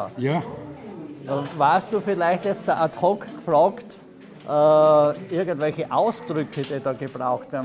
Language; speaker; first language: German; native; German